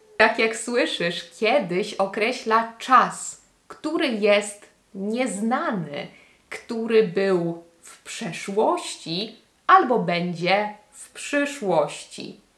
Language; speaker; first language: Polish; native; Polish